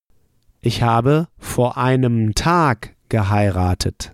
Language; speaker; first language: German; non-native, fluent; English